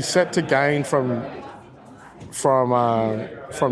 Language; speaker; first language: English; native; English